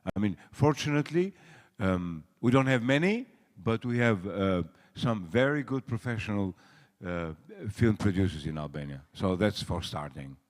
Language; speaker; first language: English; non-native, fluent; Albanian